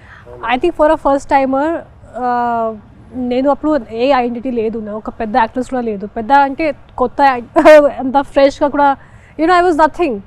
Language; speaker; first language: Telugu; non-native, fluent; Hindi